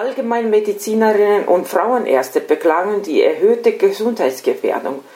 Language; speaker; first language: German; non-native, fluent; Estonian